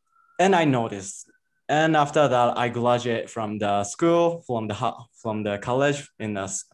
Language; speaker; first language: English; non-native, fluent; Japanese